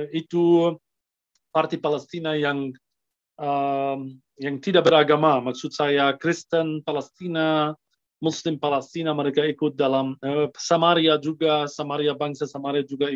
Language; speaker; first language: Indonesian; non-native, fluent; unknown